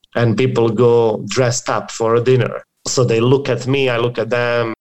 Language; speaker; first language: English; non-native, fluent; Croatian